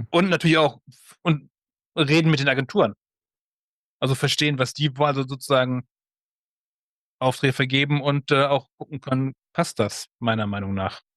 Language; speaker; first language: German; native; German